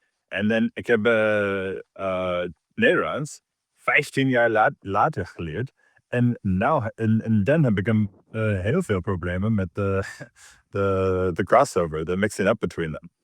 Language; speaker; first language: Dutch; non-native, learner; English